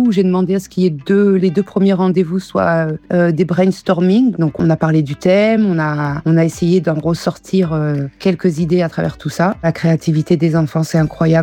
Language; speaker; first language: French; early bilingual, other home language; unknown